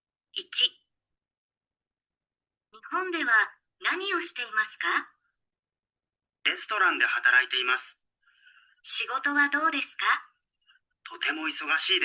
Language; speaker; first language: Japanese; non-native, learner; Bangla